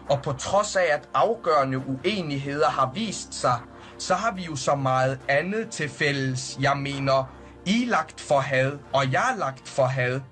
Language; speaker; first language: Danish; early bilingual, other home language; Arabic